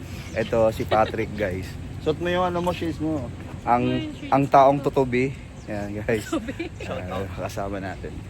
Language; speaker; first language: Filipino; native; Filipino